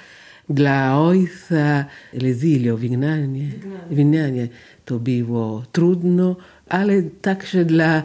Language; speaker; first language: Polish; non-native, learner; Italian